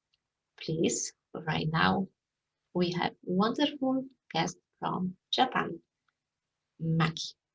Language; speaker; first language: English; non-native, fluent; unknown